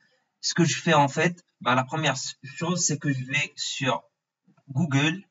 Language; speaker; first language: French; non-native, local second language; Arabic